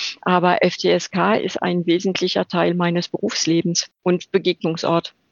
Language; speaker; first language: German; native; German